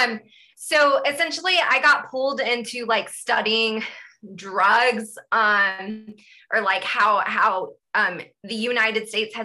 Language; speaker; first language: English; native; English